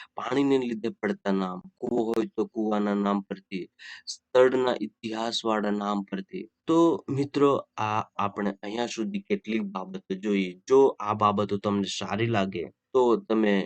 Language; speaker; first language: Gujarati; non-native, local second language; Rathawi